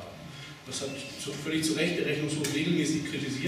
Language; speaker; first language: German; native; German